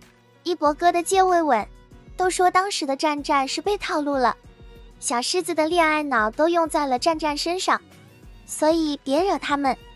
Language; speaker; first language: Chinese; native; Chinese